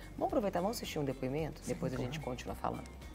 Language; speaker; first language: Portuguese; native; Portuguese